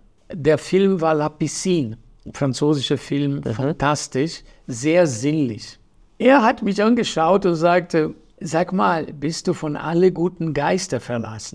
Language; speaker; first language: German; non-native, fluent; Portuguese